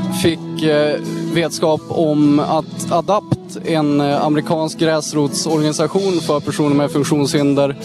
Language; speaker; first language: Swedish; native; Swedish